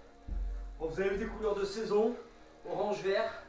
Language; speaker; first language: French; native; French